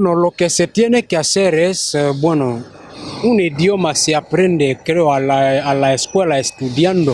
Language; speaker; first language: Spanish; non-native, fluent; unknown